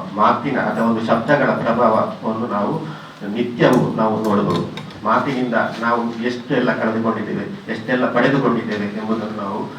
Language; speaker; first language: Kannada; non-native, local second language; Tulu